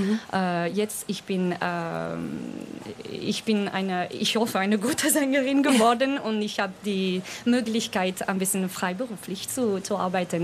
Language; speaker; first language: German; non-native, fluent; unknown